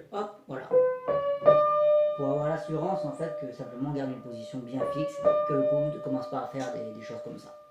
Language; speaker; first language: French; native; French